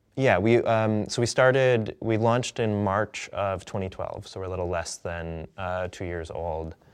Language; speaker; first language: English; native; English